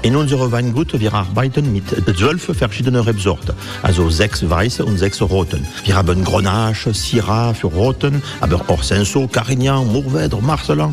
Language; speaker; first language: German; non-native, fluent; French